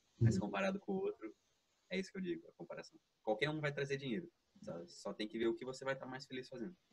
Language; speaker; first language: Portuguese; early bilingual, heritage; Portuguese